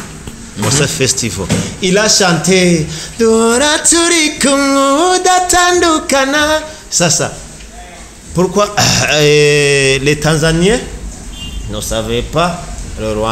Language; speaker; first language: French; non-native, learner; Rundi